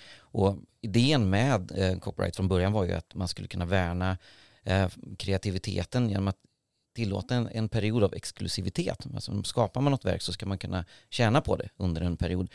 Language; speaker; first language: Swedish; native; Swedish